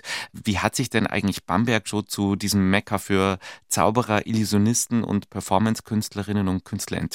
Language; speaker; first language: German; native; German